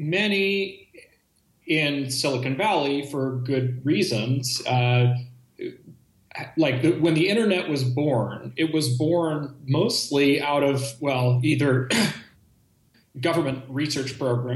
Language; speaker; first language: English; native; English